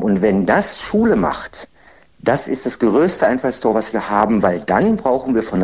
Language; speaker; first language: German; native; German